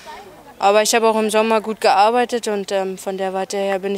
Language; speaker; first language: German; native; German